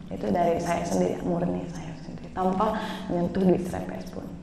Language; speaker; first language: Indonesian; native; Indonesian